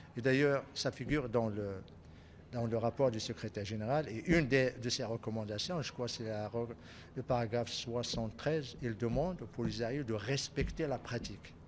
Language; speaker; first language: French; non-native, local second language; Arabic